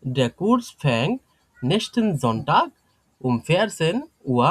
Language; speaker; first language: German; non-native, fluent; Bangla